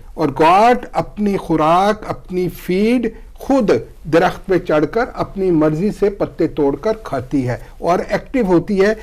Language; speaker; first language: Urdu; non-native, local second language; Punjabi